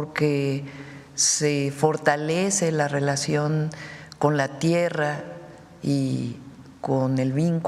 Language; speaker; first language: Spanish; native; Spanish